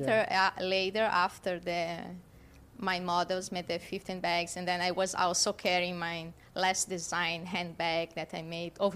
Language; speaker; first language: English; non-native, fluent; German